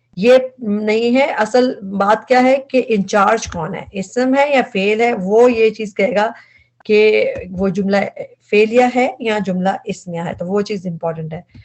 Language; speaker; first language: Urdu; native; Urdu